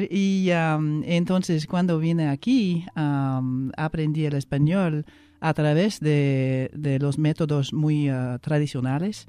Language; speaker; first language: Spanish; non-native, fluent; English